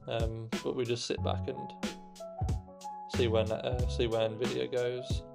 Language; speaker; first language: English; native; English